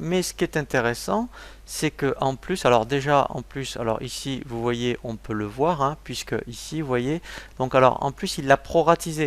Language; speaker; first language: French; native; French